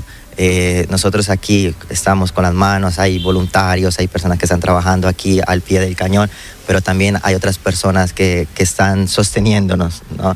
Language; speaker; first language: Spanish; native; Spanish